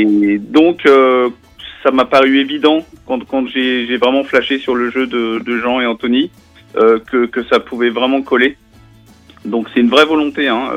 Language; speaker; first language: French; native; French